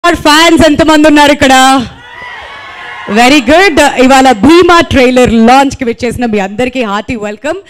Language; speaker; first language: Telugu; native; Telugu